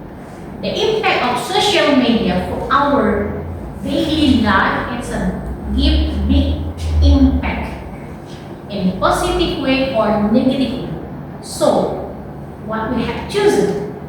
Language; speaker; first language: English; non-native, fluent; Indonesian